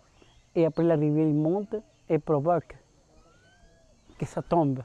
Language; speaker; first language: French; non-native, fluent; Spanish